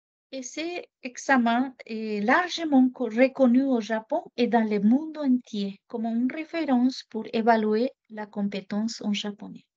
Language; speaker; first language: French; non-native, fluent; Japanese